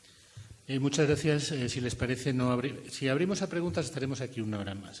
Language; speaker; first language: Spanish; native; Spanish